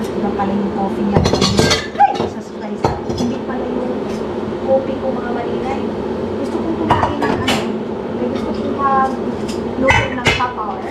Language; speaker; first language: Filipino; non-native, local second language; Cebuano